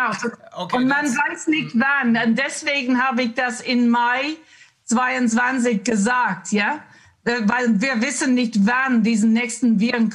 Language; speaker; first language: German; non-native, learner; English